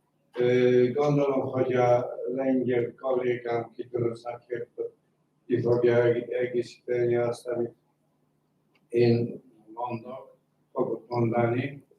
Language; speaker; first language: Hungarian; non-native, fluent; Polish